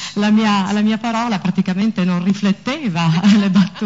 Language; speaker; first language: Italian; native; Italian